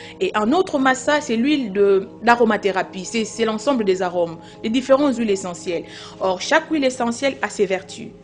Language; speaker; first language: French; non-native, local second language; Lingala